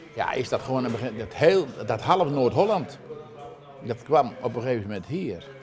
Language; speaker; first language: Dutch; native; Dutch